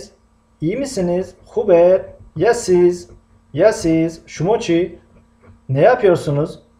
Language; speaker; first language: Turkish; non-native, fluent; Tajik